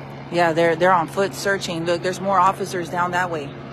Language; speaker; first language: English; early bilingual, other home language; Spanish